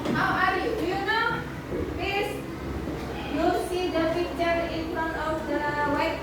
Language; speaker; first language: English; non-native, learner; Indonesian